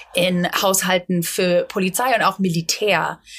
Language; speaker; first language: German; non-native, fluent; English